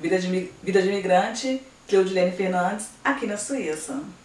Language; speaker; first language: Portuguese; native; Portuguese